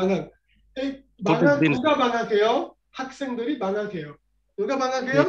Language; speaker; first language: Korean; non-native, learner; Bangla